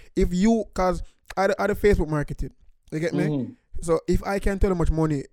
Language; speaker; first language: English; non-native, local second language; Jamaican Creole English